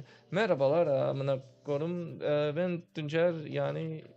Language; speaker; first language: Turkish; early bilingual, heritage; Turkish